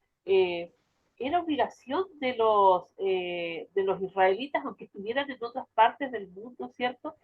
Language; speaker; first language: Spanish; native; Spanish